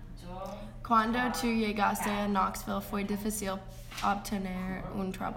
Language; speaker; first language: Spanish; non-native, learner; English